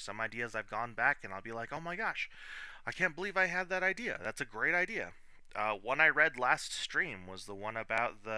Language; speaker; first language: English; native; English